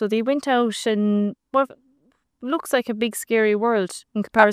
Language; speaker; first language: English; native; English